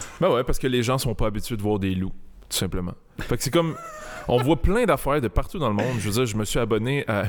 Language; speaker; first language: French; native; French